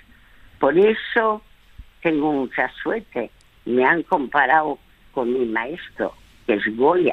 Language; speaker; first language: Spanish; non-native, fluent; French